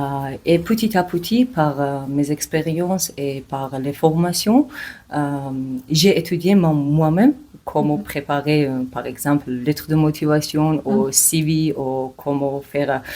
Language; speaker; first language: French; non-native, learner; Georgian